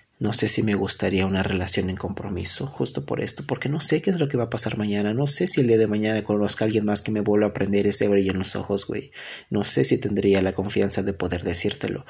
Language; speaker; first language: Spanish; native; Spanish